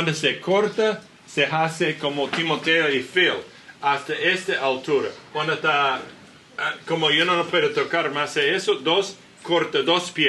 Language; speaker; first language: Spanish; non-native, learner; English